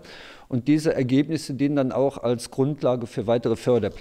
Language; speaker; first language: German; native; German